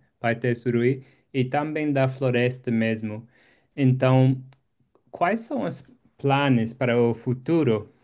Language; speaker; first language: Portuguese; non-native, fluent; English